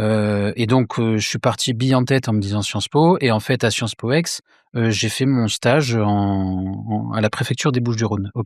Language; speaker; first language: French; native; French